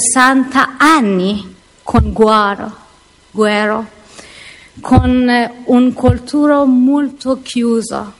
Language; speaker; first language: Italian; non-native, learner; Persian